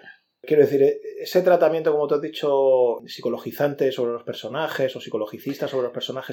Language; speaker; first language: Spanish; native; Spanish